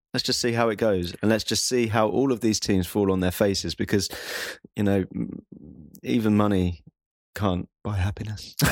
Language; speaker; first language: English; native; English